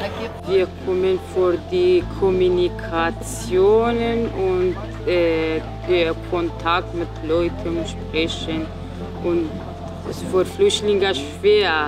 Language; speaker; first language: German; non-native, learner; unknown